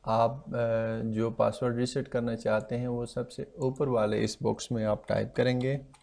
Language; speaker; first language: Urdu; non-native, local second language; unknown